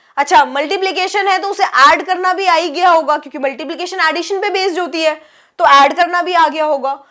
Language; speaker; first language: Hindi; native; Hindi